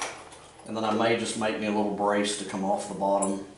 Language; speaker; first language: English; native; English